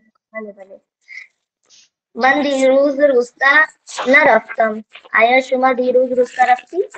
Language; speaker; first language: Persian; non-native, learner; Urdu